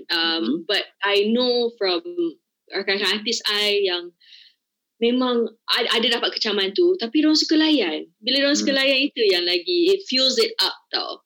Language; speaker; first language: Malay; native; Malay